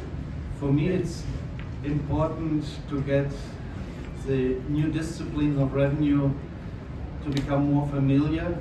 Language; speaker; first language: English; non-native, fluent; German